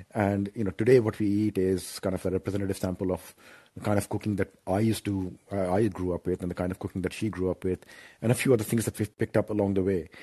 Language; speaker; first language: English; non-native, local second language; Hindi